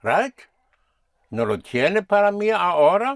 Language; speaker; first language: Spanish; non-native, fluent; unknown